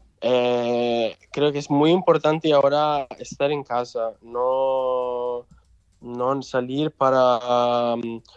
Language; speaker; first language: Spanish; non-native, local second language; Italian